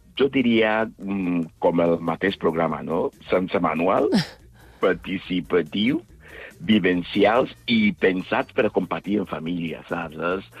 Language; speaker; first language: Catalan; non-native, fluent; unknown